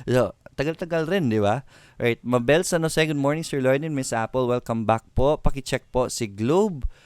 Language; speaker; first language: Filipino; native; Filipino